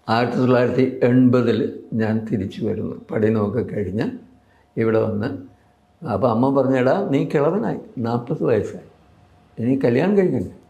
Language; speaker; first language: Malayalam; native; Malayalam